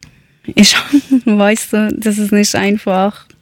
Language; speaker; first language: German; non-native, learner; Persian